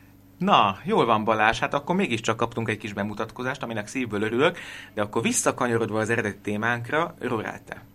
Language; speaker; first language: Hungarian; native; Hungarian